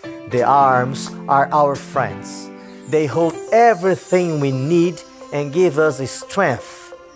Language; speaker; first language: English; non-native, fluent; Portuguese